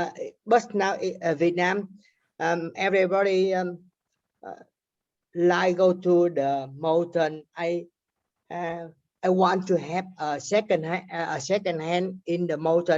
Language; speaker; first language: English; non-native, learner; Vietnamese